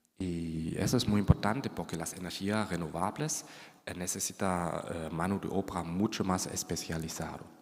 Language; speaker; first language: Spanish; non-native, fluent; German